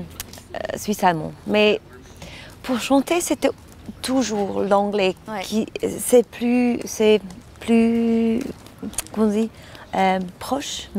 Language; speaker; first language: French; non-native, learner; German